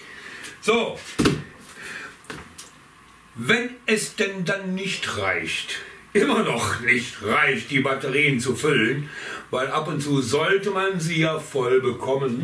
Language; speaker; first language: German; native; German